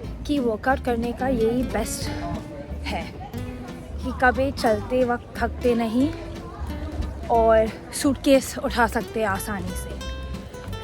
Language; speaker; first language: Hindi; non-native, local second language; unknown